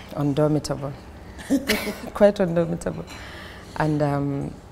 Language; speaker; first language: English; non-native, local second language; Fula